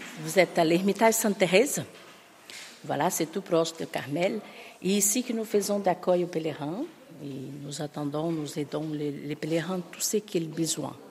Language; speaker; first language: French; non-native, fluent; Portuguese